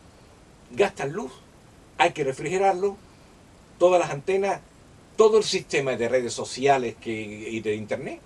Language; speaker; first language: Spanish; native; Spanish